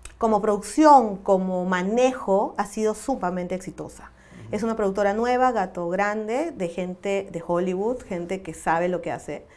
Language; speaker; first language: Spanish; native; Spanish